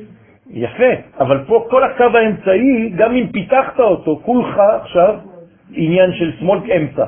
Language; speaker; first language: Hebrew; non-native, fluent; French